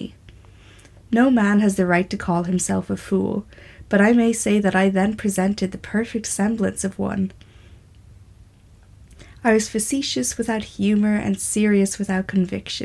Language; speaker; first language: English; native; English